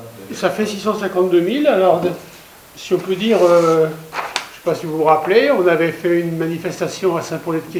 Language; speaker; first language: French; native; French